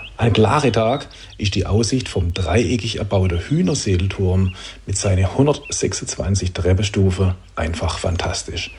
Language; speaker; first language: German; native; German